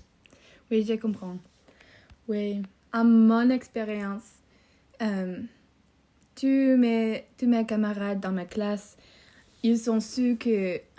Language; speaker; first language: French; non-native, learner; English